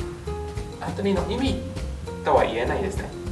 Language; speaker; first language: Japanese; non-native, fluent; English